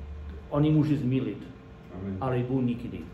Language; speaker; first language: Czech; non-native, learner; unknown